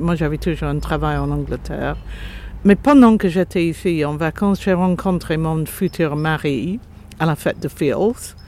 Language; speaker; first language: French; non-native, fluent; English